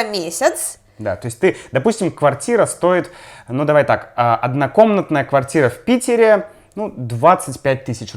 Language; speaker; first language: Russian; native; Russian